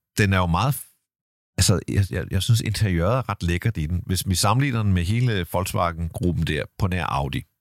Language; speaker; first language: Danish; native; Danish